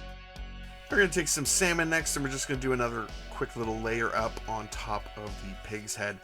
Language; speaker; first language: English; native; English